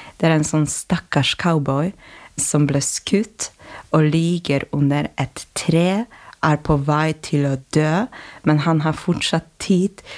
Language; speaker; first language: Norwegian; non-native, fluent; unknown